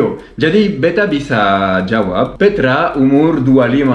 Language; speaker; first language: Indonesian; non-native, learner; French